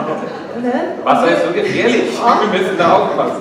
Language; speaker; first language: German; native; German